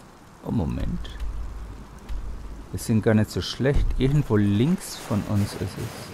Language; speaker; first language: German; native; German